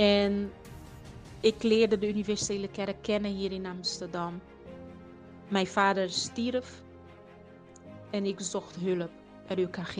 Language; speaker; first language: Dutch; non-native, fluent; Portuguese